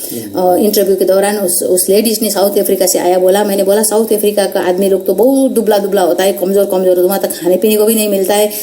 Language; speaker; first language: Hindi; non-native, local second language; Nepali